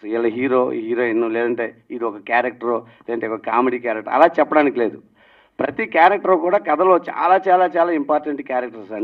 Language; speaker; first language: Telugu; native; Telugu